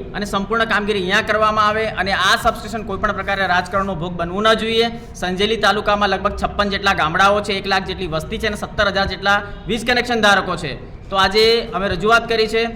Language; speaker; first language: Gujarati; native; Gujarati